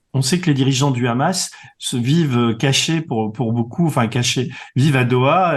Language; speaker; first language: French; native; French